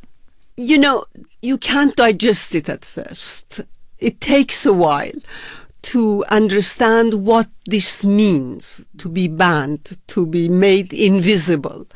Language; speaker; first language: English; non-native, fluent; Persian